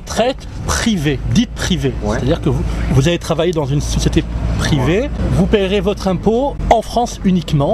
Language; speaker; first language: French; native; French